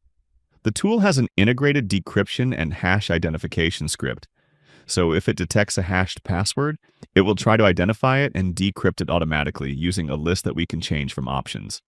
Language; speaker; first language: English; non-native, fluent; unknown